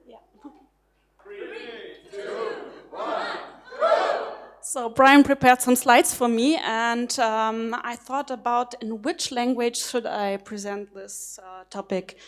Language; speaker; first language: English; non-native, fluent; German